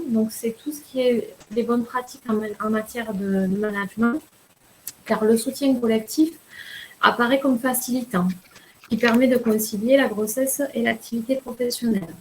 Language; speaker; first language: French; native; French